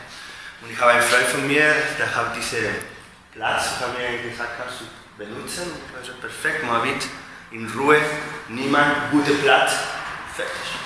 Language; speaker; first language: German; non-native, learner; Spanish